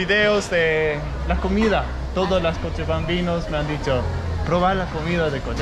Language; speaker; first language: Spanish; non-native, learner; Danish